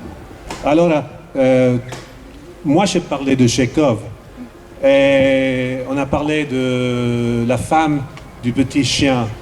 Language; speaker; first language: French; non-native, fluent; Swedish